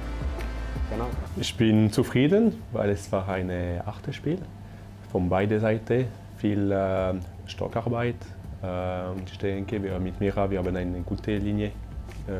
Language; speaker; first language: German; non-native, local second language; French